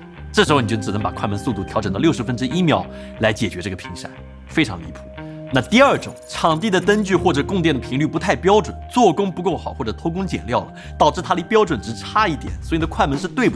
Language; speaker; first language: Chinese; native; Chinese